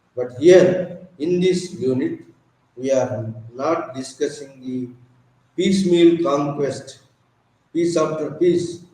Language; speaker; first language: English; non-native, local second language; Telugu